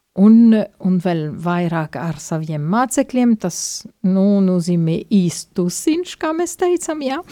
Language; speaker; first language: Latvian; native; Latvian